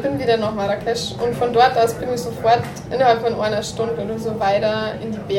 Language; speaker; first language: German; native; German